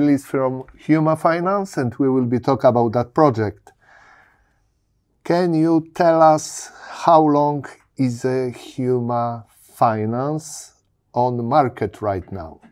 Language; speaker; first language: English; non-native, learner; Polish